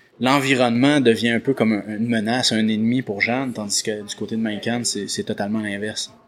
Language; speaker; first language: French; native; French